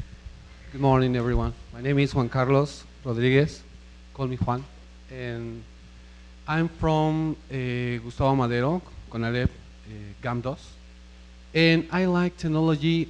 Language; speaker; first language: English; non-native, fluent; Spanish